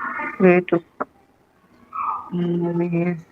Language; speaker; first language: English; non-native, learner; Hindi